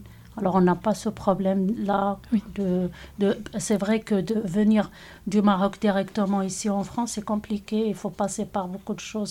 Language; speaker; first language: French; non-native, local second language; Arabic